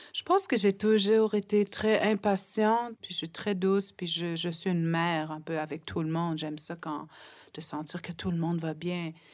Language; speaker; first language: French; non-native, local second language; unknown